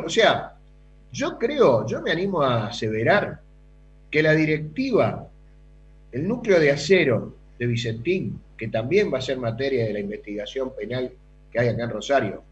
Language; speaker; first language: Spanish; native; Spanish